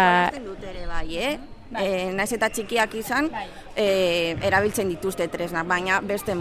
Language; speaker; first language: Basque; non-native, local second language; Spanish